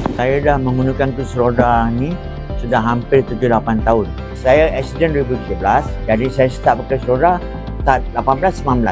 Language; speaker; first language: Malay; native; Malay